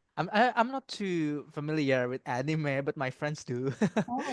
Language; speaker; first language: English; non-native, learner; Indonesian